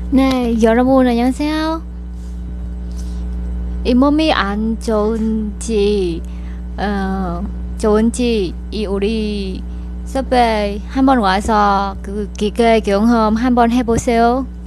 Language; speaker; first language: Korean; non-native, learner; Vietnamese